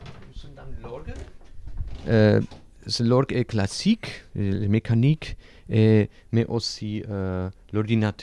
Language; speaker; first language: French; non-native, learner; Slovak